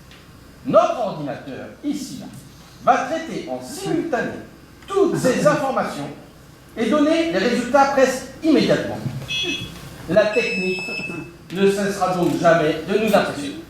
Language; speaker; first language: French; native; French